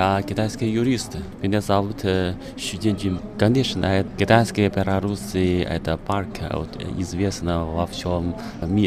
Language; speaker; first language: Russian; non-native, learner; Chinese